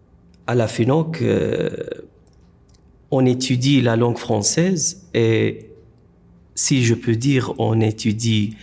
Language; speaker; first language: French; non-native, fluent; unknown